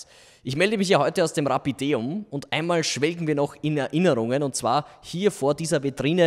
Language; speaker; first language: German; native; German